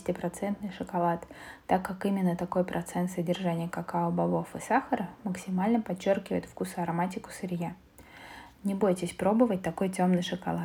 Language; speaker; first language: Russian; native; Russian